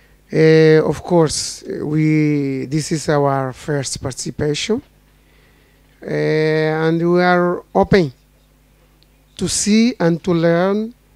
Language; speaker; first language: English; non-native, learner; Portuguese